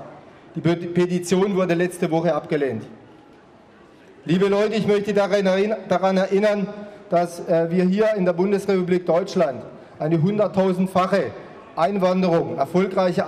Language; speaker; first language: German; native; German